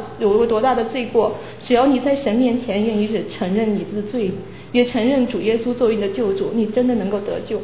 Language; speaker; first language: Chinese; native; Chinese